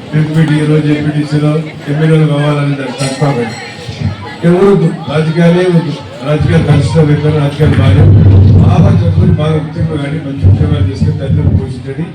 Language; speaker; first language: Telugu; non-native, local second language; Urdu